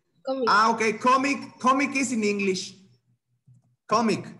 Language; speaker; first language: English; non-native, fluent; Spanish